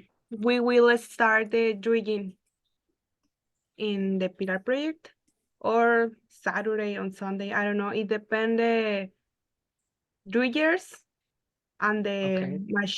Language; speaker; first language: English; non-native, learner; Spanish